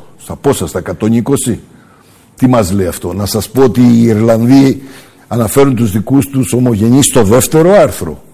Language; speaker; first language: Greek; early bilingual, heritage; Greek